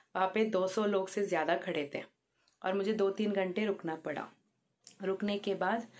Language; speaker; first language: Hindi; non-native, local second language; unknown